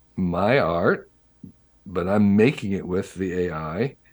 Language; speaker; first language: English; native; English